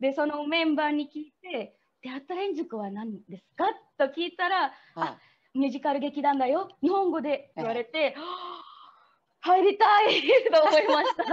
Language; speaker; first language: Japanese; non-native, learner; Indonesian